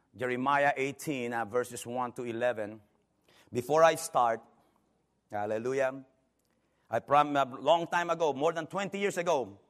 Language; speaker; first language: English; non-native, local second language; Filipino